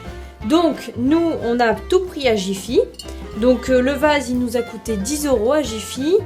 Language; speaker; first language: French; native; French